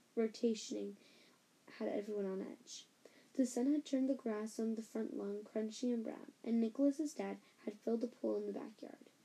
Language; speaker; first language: English; native; English